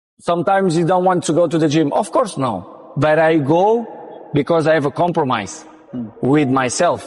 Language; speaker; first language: English; non-native, fluent; Portuguese